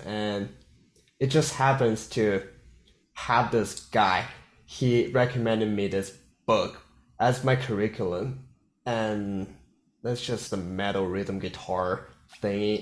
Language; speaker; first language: English; non-native, fluent; Korean